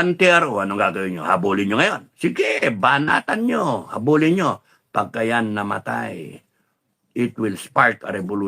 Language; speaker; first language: Filipino; native; Filipino